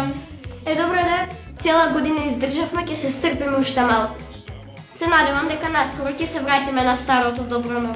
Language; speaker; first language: Macedonian; native; Macedonian